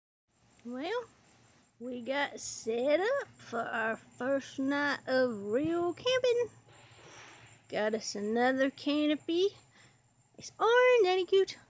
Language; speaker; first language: English; native; English